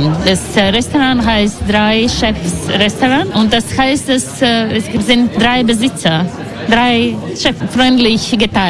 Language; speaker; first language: German; non-native, learner; Latvian